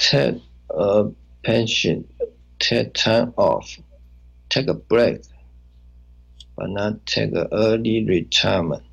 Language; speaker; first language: English; non-native, learner; Chinese